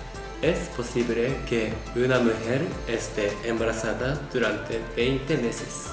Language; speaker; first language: Spanish; non-native, learner; Japanese